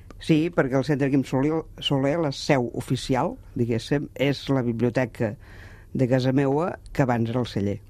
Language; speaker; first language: Catalan; native; Catalan